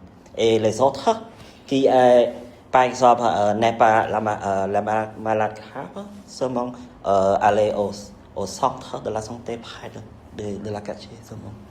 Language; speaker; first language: French; non-native, learner; Khmer